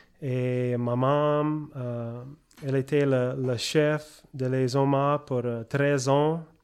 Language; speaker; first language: French; early bilingual, heritage; French